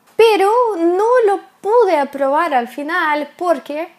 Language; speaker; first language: Spanish; non-native, fluent; Russian